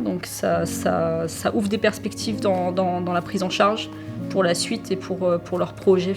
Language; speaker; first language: French; native; French